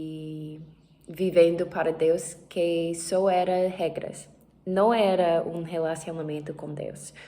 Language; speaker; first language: Portuguese; non-native, learner; English